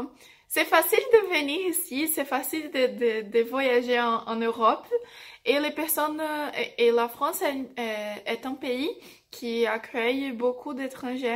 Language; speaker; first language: French; non-native, fluent; Portuguese